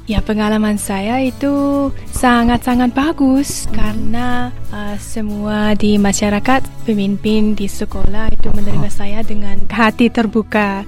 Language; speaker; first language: Indonesian; non-native, fluent; English